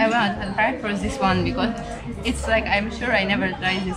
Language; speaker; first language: English; non-native, learner; Ukrainian